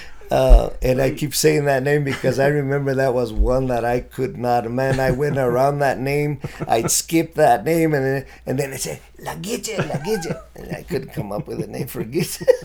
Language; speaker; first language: English; early bilingual, other home language; Spanish